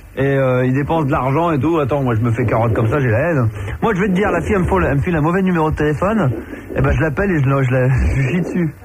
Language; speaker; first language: French; native; French